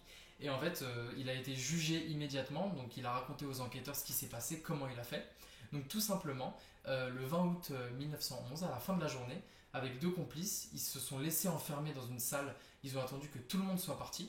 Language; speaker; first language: French; native; French